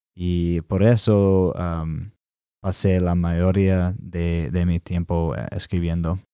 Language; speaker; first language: Spanish; non-native, learner; English